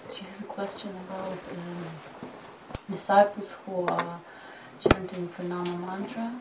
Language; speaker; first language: English; non-native, fluent; Russian